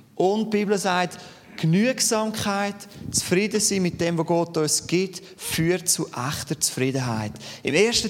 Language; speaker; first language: German; native; German